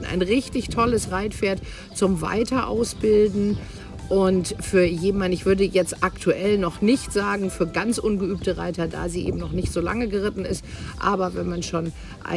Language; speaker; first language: German; native; German